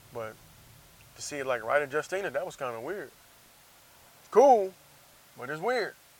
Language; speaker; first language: English; native; English